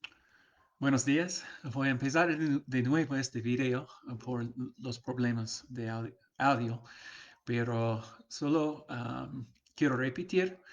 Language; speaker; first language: Spanish; non-native, fluent; English